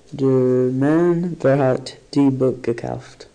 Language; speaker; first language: German; non-native, learner; English